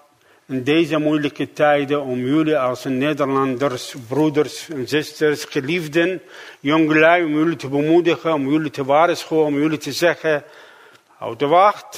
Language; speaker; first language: Dutch; non-native, fluent; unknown